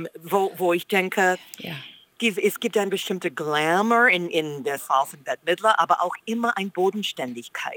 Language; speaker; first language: German; non-native, fluent; English